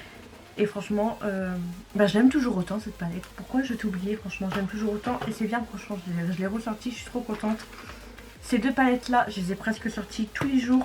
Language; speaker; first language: French; native; French